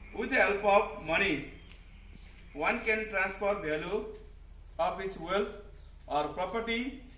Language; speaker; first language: English; non-native, local second language; Nepali